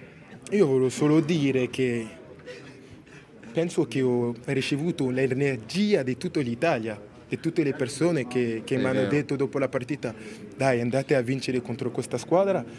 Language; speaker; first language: Italian; non-native, fluent; French